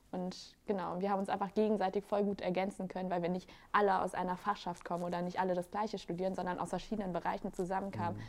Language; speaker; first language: German; native; German